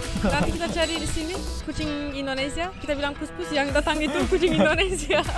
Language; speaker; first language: Indonesian; non-native, fluent; Turkish